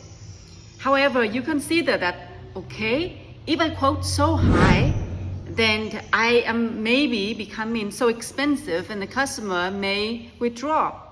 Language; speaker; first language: English; non-native, fluent; Vietnamese